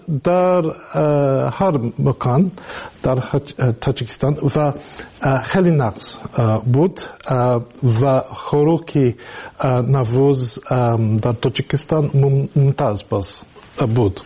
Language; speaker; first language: Tajik; non-native, learner; English